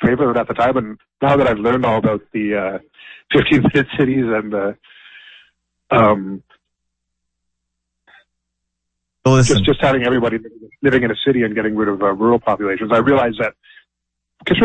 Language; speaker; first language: English; native; English